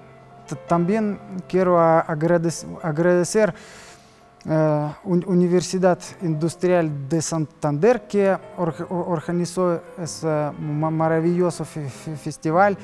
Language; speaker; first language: Spanish; non-native, learner; Russian